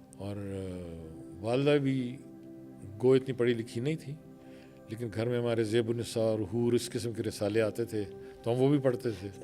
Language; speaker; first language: Urdu; non-native, local second language; Pashto